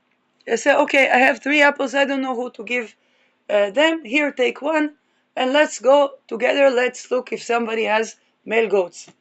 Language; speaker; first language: English; non-native, fluent; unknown